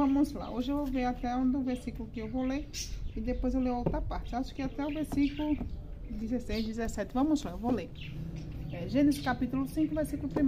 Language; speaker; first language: Portuguese; native; Portuguese